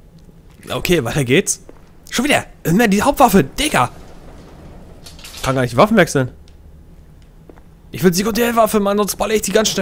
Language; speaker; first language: German; native; German